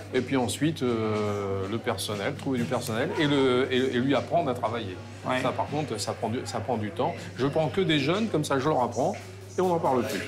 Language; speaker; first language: French; native; French